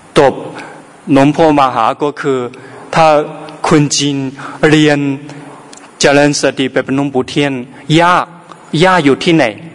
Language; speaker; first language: Thai; non-native, learner; Chinese